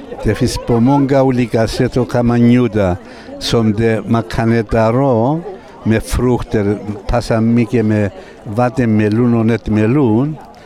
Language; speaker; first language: Swedish; non-native, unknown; Greek